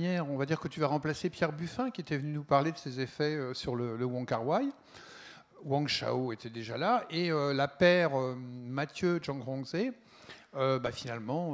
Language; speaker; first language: French; native; French